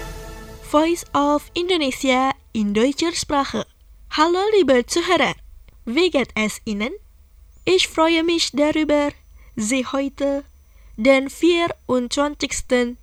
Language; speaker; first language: German; non-native, fluent; Indonesian